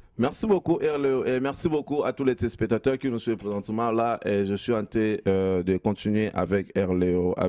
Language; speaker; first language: French; non-native, local second language; Lingala